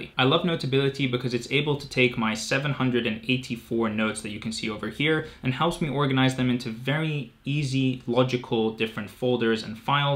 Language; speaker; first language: English; native; English